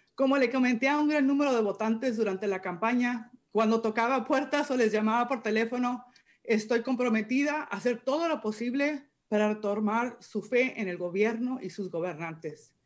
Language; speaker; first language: Spanish; native; Spanish